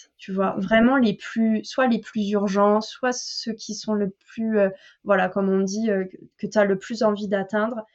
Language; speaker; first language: French; native; French